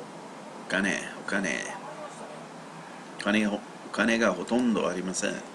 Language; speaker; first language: Japanese; non-native, learner; English